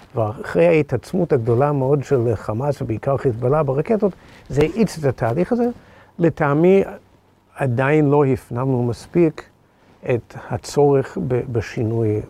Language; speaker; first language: Hebrew; non-native, fluent; English